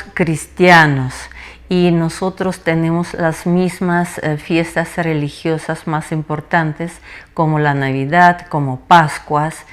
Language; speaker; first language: Spanish; non-native, fluent; Russian